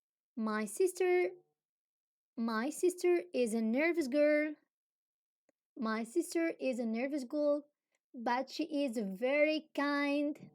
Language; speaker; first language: English; non-native, fluent; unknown